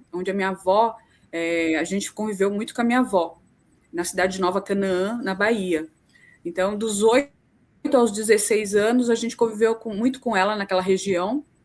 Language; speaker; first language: Portuguese; native; Portuguese